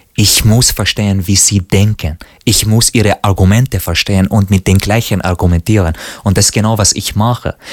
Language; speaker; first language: German; non-native, fluent; Arabic